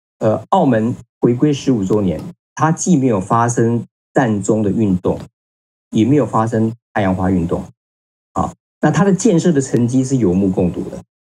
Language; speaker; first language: Chinese; native; Chinese